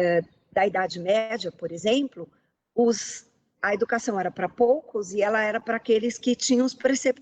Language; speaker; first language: Portuguese; native; Portuguese